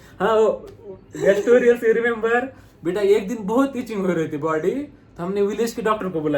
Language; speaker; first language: Hindi; non-native, local second language; Marathi